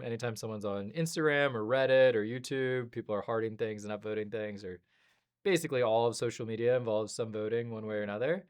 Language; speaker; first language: English; native; English